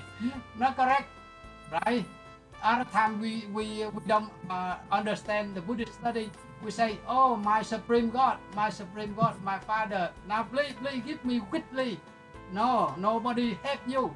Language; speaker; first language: English; non-native, local second language; Vietnamese